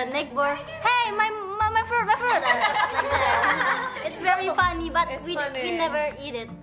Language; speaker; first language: English; non-native, fluent; Indonesian